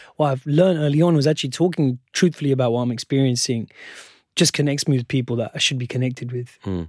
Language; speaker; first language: English; non-native, local second language; Urdu